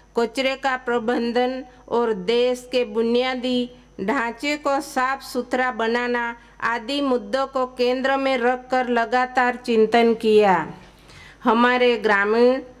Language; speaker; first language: Hindi; non-native, local second language; Gujarati